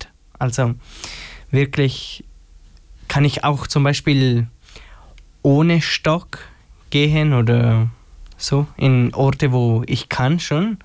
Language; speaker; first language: German; non-native, learner; Albanian